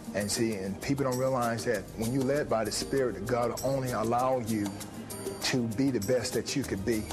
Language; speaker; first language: English; native; English